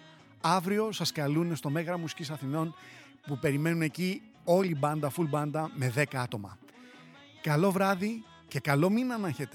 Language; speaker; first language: Greek; native; Greek